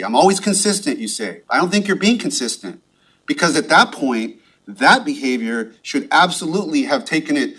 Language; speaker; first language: English; native; English